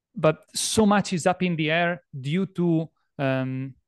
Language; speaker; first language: English; non-native, fluent; Italian